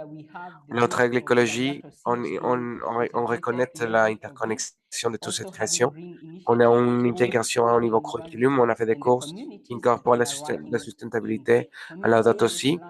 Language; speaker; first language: French; non-native, learner; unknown